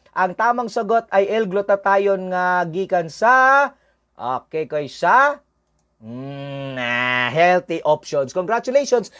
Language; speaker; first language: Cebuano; native; Cebuano